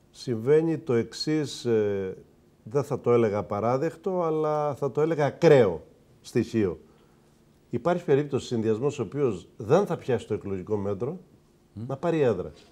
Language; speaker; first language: Greek; native; Greek